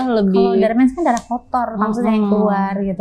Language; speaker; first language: Indonesian; native; Indonesian